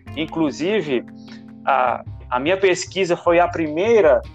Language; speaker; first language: Portuguese; non-native, fluent; Italian